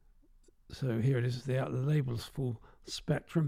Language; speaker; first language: English; native; English